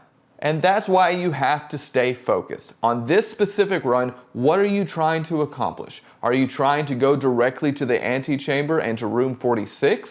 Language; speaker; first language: English; native; English